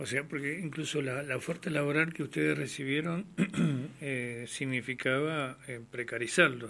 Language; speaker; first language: Spanish; native; Spanish